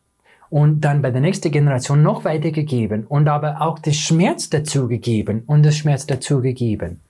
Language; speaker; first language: German; non-native, fluent; English